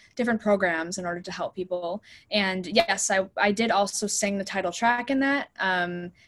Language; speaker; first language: English; native; English